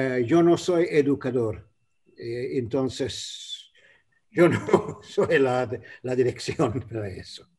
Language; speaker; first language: Spanish; non-native, fluent; English